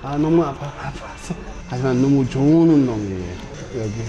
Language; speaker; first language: Korean; non-native, learner; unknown